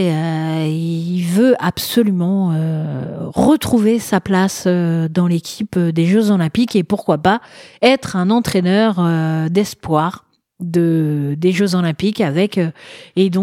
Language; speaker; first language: French; native; French